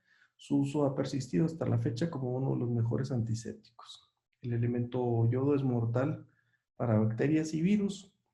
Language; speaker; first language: Spanish; native; Spanish